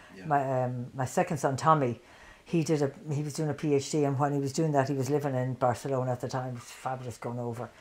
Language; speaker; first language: English; native; English